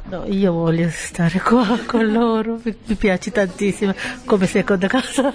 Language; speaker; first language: Italian; non-native, learner; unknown